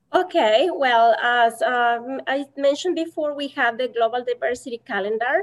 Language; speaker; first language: English; non-native, fluent; Spanish